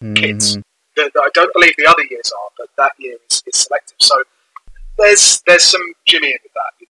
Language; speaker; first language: English; native; English